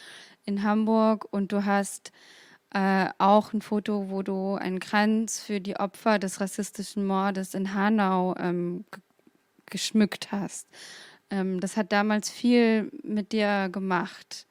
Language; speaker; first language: German; native; German